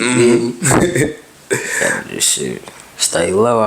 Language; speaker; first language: English; native; English